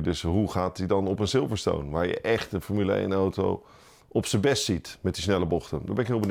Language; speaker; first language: Dutch; native; Dutch